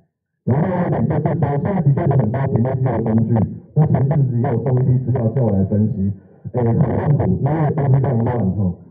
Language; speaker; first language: Chinese; native; Chinese